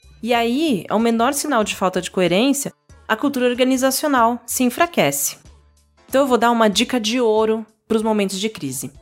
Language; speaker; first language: Portuguese; native; Portuguese